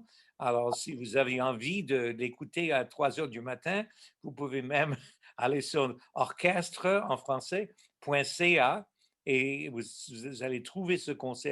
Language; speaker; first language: French; non-native, local second language; English